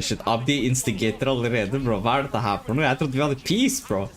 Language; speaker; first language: Norwegian; native; Norwegian